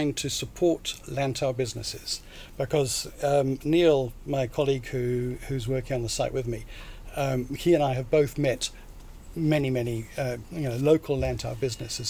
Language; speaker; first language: English; native; English